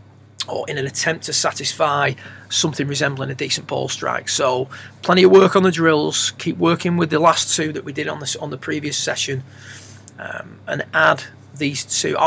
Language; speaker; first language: English; native; English